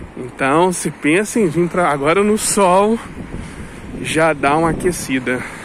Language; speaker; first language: Portuguese; native; Portuguese